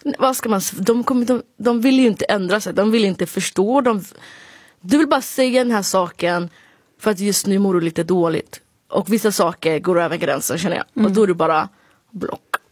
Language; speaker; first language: Swedish; early bilingual, other home language; Somali